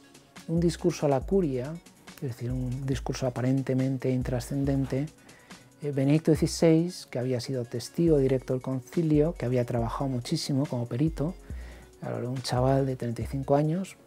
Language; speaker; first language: Spanish; native; Spanish